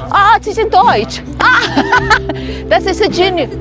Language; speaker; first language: English; non-native, learner; Korean